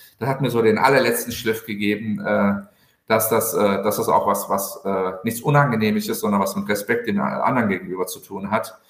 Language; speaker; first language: German; early bilingual, other home language; Turkish